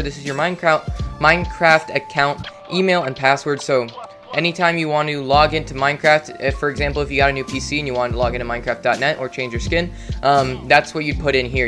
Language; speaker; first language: English; native; English